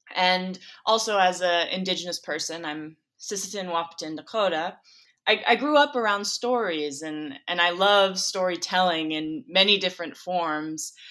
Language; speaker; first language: English; native; English